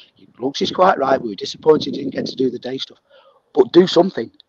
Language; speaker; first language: English; native; English